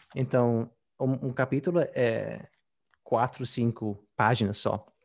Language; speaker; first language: Portuguese; non-native, fluent; English